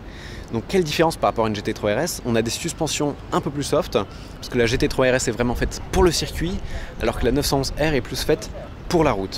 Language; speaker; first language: French; native; French